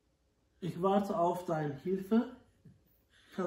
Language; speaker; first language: German; non-native, learner; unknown